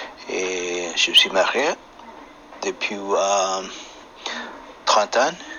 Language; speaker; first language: French; non-native, learner; English